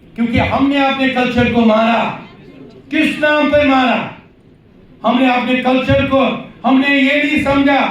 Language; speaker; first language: Urdu; non-native, local second language; Kashmiri